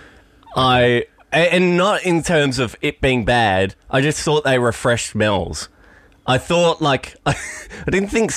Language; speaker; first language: English; native; English